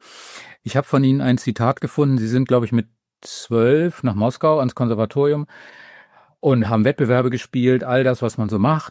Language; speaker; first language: German; native; German